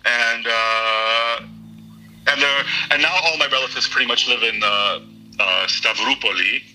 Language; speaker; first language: English; early bilingual, other home language; Greek